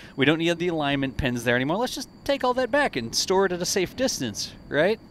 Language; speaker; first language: English; native; English